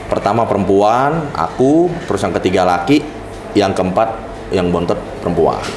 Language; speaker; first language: Indonesian; native; Indonesian